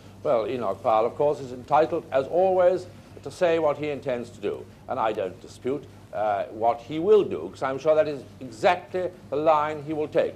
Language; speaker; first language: English; native; English